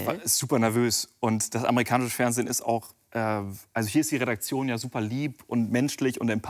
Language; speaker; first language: German; native; German